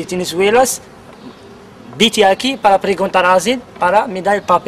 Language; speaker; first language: Spanish; non-native, learner; Kabyle